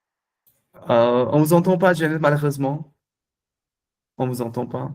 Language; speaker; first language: French; non-native, fluent; Hindi